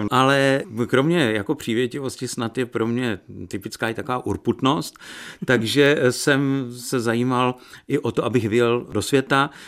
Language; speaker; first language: Czech; native; Czech